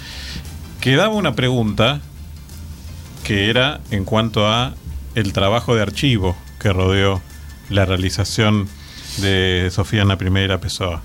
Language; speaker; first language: Spanish; native; Spanish